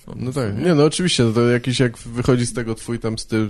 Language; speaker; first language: Polish; native; Polish